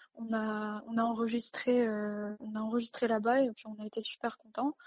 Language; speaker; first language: French; native; French